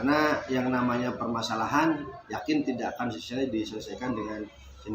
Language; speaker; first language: Indonesian; native; Indonesian